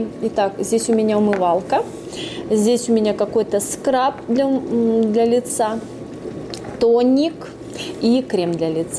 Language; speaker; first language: Russian; native; Russian